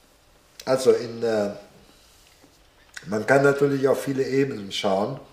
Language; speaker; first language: German; non-native, fluent; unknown